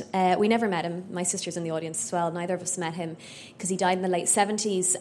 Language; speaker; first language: English; native; English